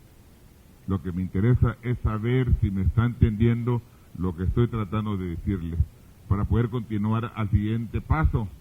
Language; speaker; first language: Spanish; early bilingual, heritage; Spanish